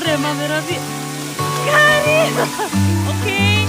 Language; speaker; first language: Italian; non-native, local second language; Korean